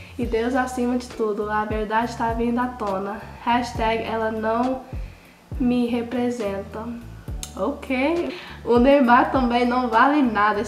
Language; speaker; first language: Portuguese; early bilingual, heritage; Portuguese